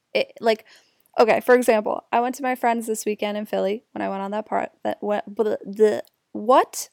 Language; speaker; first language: English; native; English